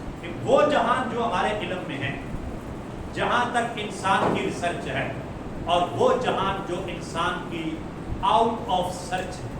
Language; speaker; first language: Urdu; non-native, local second language; Punjabi